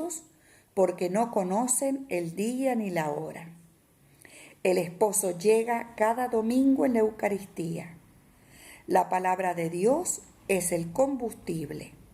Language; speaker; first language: Spanish; native; Spanish